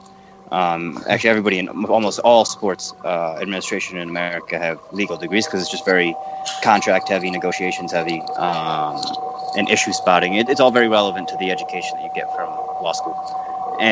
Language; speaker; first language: English; native; English